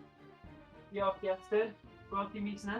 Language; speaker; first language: Welsh; native; Welsh